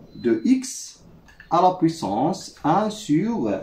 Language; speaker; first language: French; non-native, local second language; Arabic